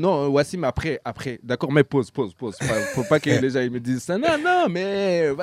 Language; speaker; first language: French; native; French